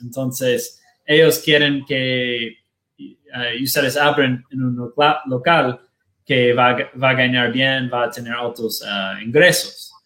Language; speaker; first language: Spanish; non-native, learner; Portuguese